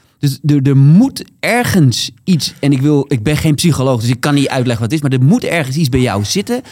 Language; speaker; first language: Dutch; native; Dutch